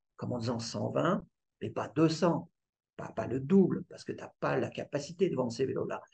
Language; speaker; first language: French; native; French